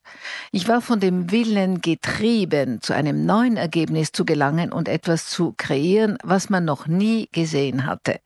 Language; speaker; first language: German; native; German